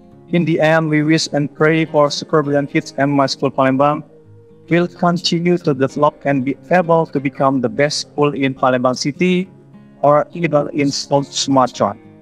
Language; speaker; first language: English; non-native, learner; Indonesian